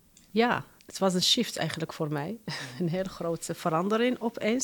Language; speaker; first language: Dutch; non-native, fluent; Arabic